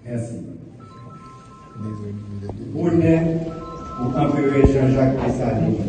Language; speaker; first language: French; non-native, local second language; Haitian Creole